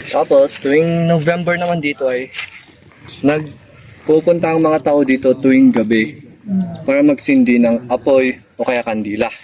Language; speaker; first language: Filipino; non-native, local second language; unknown